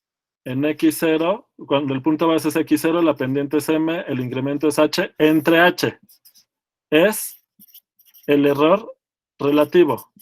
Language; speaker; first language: Spanish; native; Spanish